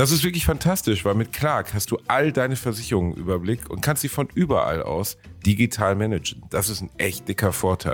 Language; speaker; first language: German; native; German